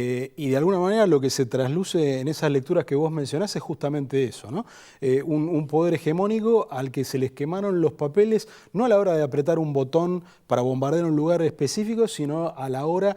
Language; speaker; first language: Spanish; native; Spanish